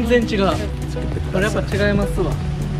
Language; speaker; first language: Japanese; native; Japanese